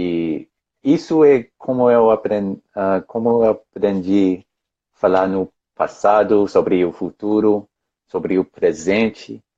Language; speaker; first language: Portuguese; non-native, fluent; English